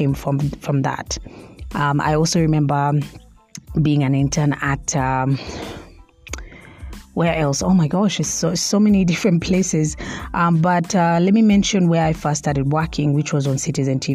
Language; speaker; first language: English; non-native, local second language; Swahili